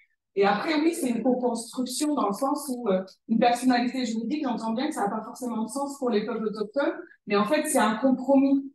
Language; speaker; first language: French; native; French